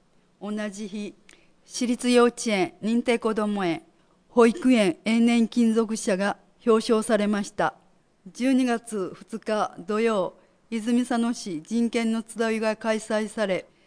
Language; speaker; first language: Japanese; native; Japanese